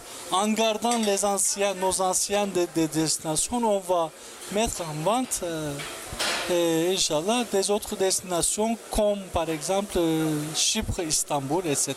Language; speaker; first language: French; non-native, local second language; Arabic